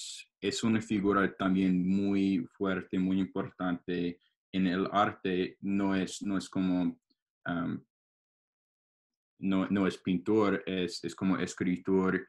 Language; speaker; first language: Spanish; non-native, learner; English